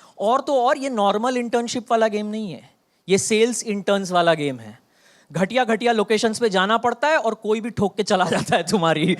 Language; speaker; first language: Hindi; non-native, local second language; Bangla